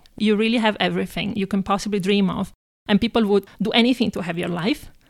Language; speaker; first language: English; non-native, fluent; Italian